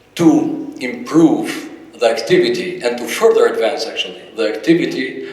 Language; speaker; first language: English; non-native, fluent; Albanian